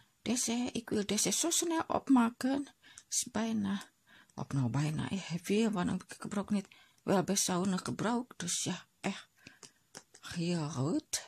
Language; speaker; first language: Dutch; non-native, learner; Indonesian